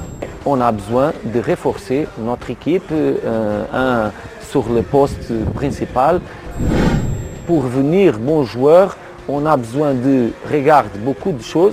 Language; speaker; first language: French; non-native, learner; Portuguese